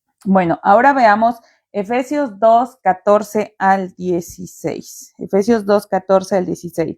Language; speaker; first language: Spanish; native; Spanish